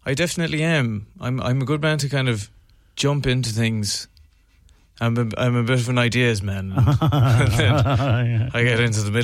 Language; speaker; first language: English; native; English